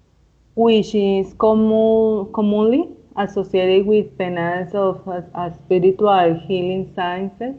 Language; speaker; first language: English; non-native, learner; Spanish